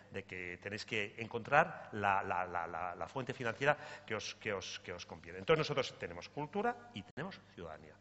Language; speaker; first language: Spanish; native; Spanish